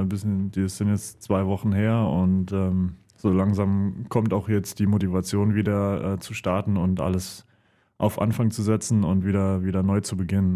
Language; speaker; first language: German; native; German